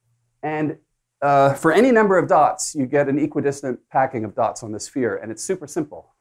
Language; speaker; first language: English; native; English